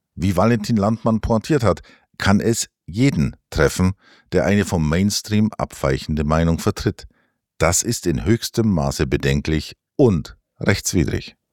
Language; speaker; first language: German; native; German